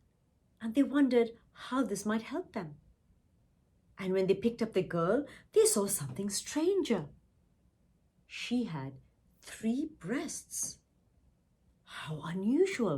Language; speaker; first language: English; non-native, local second language; Tamil